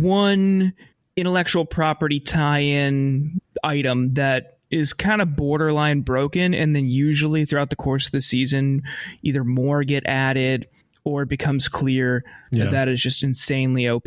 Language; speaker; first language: English; native; English